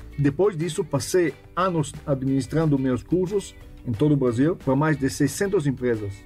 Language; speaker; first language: Portuguese; non-native, fluent; French